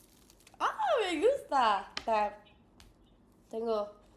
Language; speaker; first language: Spanish; non-native, learner; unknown